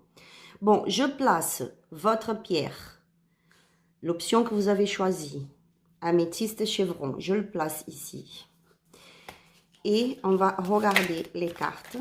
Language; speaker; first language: French; non-native, learner; Spanish